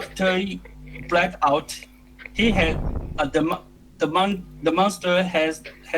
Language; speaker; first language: English; non-native, learner; Chinese